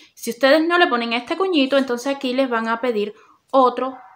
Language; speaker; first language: Spanish; native; Spanish